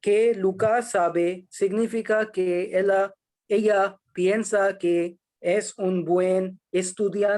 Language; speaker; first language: Spanish; non-native, learner; Hindi